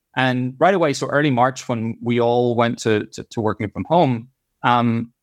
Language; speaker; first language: English; native; English